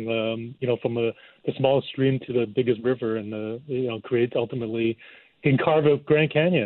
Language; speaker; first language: English; non-native, local second language; Cantonese